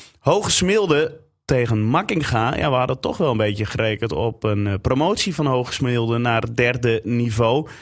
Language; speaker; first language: Dutch; native; Dutch